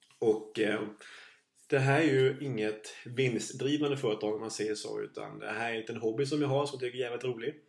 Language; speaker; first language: Swedish; native; Swedish